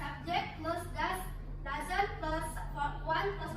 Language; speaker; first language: English; non-native, learner; Indonesian